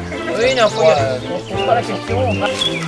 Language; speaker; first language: French; native; French